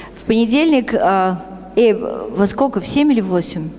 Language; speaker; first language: Russian; native; Russian